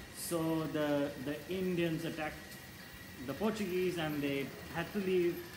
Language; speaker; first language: English; non-native, local second language; Konkani